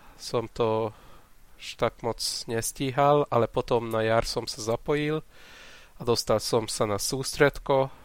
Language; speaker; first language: Slovak; non-native, local second language; Hungarian